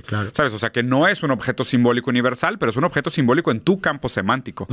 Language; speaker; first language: Spanish; native; Spanish